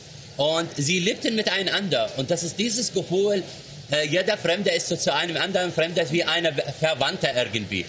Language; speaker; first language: German; non-native, fluent; Arabic